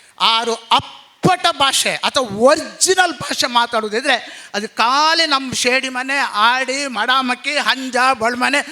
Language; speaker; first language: Kannada; native; Kannada